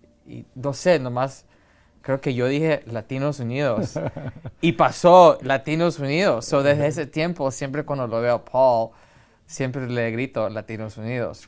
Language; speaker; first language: Spanish; early bilingual, heritage; Spanish